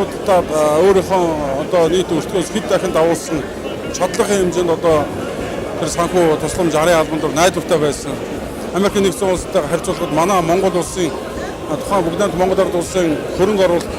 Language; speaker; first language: Mongolian; native; Mongolian